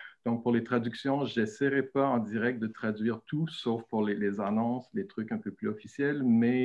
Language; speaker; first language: French; native; French